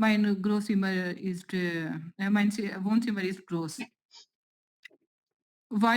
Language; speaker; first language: German; non-native, learner; Urdu